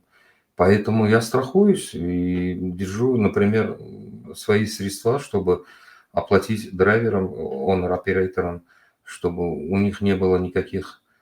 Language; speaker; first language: Russian; non-native, local second language; Uzbek